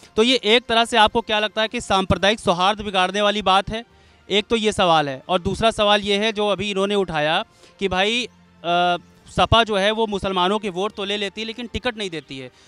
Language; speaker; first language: Hindi; native; Hindi